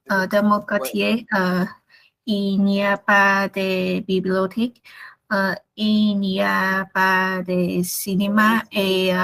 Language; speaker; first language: French; non-native, learner; Vietnamese